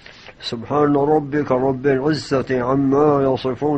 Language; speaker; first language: Arabic; native; Arabic